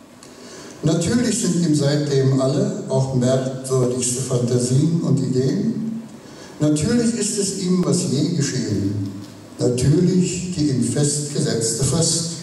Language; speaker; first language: German; native; German